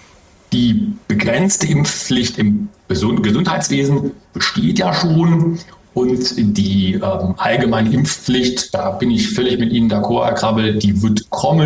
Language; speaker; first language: German; native; German